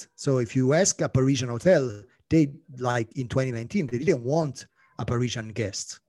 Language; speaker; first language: English; non-native, fluent; Italian